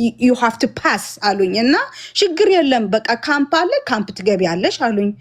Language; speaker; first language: Amharic; non-native, fluent; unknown